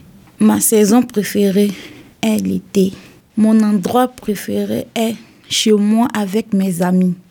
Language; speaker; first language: French; non-native, learner; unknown